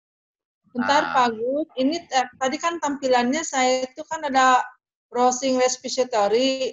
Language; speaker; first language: Indonesian; native; Indonesian